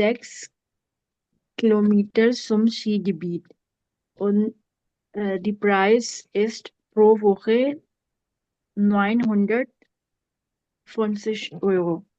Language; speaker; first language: German; non-native, learner; Urdu